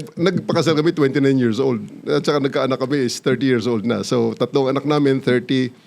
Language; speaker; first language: Filipino; non-native, local second language; Cebuano